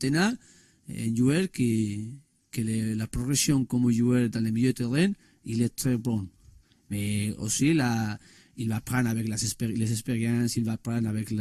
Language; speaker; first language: French; non-native, learner; Spanish